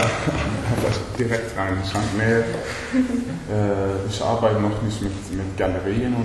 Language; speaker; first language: German; non-native, learner; Swedish